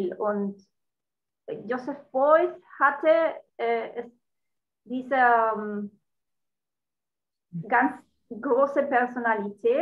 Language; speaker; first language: German; non-native, fluent; Spanish